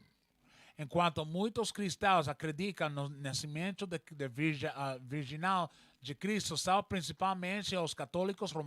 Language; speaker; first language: Portuguese; non-native, learner; Spanish